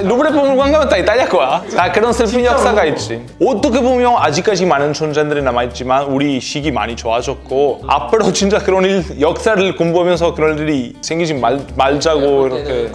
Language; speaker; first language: Korean; non-native, fluent; Italian